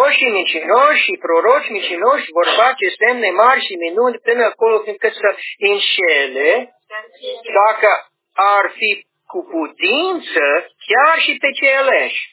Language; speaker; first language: Romanian; non-native, learner; English